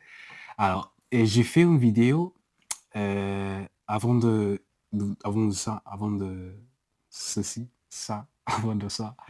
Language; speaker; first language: French; non-native, learner; English